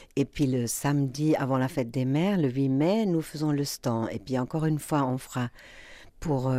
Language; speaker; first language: French; non-native, fluent; German